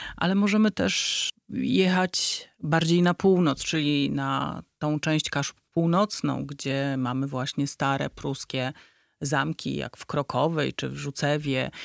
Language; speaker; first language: Polish; native; Polish